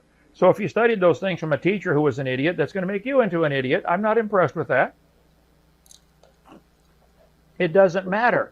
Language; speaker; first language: English; native; English